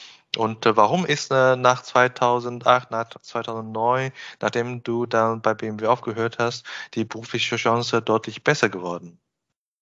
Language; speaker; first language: German; non-native, fluent; Chinese